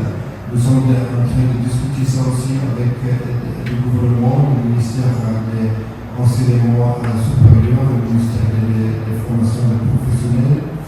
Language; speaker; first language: French; non-native, fluent; German